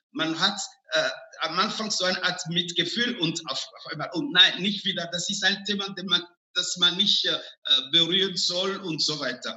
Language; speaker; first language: German; non-native, fluent; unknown